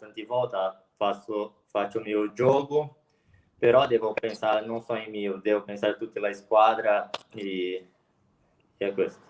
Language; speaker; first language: Italian; non-native, learner; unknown